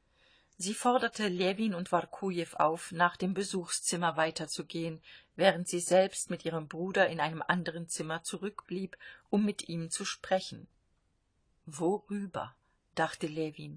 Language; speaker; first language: German; native; German